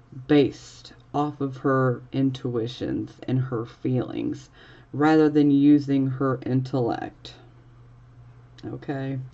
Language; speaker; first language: English; native; English